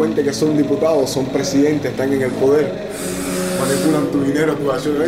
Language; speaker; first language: Spanish; native; Spanish